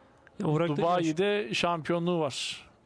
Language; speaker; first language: Turkish; native; Turkish